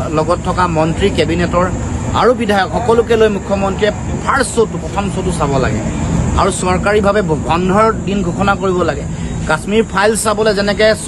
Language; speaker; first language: Assamese; native; Assamese